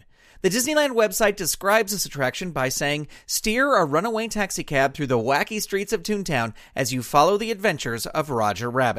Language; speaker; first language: English; native; English